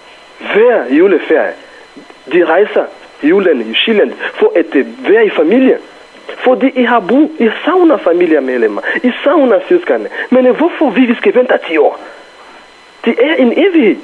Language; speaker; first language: Danish; non-native, fluent; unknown